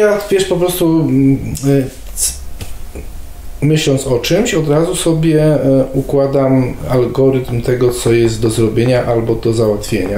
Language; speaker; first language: Polish; native; Polish